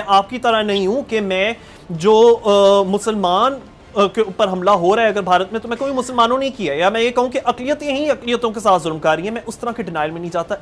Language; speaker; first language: Hindi; native; Hindi